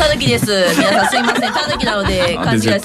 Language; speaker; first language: Japanese; native; Japanese